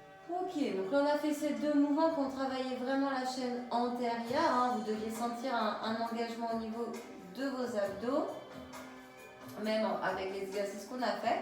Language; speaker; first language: French; native; French